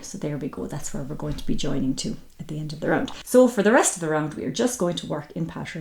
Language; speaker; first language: English; native; English